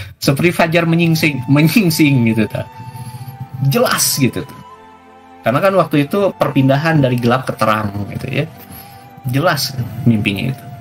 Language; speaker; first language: Indonesian; non-native, local second language; Sundanese